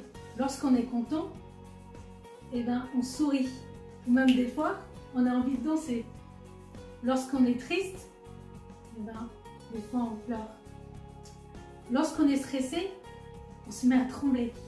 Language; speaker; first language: French; native; French